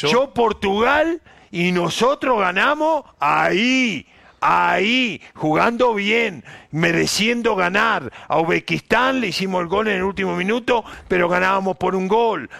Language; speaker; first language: Spanish; native; Spanish